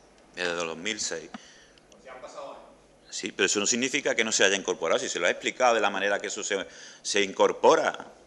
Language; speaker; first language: Spanish; native; Spanish